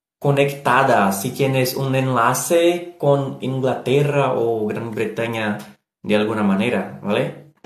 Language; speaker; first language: Spanish; non-native, learner; Portuguese